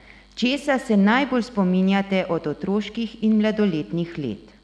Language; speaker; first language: Slovenian; native; Slovenian